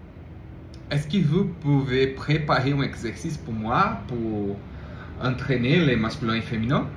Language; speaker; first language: French; non-native, learner; Portuguese